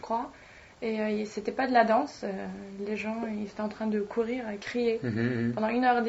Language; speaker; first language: French; non-native, fluent; Swedish